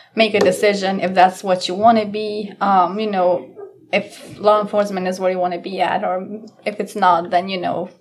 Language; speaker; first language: English; non-native, fluent; Albanian